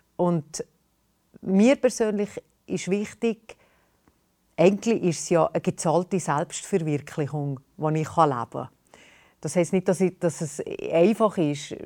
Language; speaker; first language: German; native; German